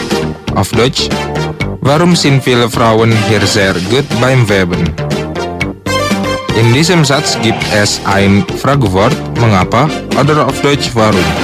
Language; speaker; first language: German; non-native, fluent; Indonesian